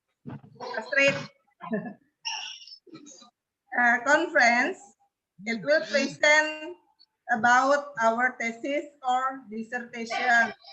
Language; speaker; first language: English; non-native, learner; Indonesian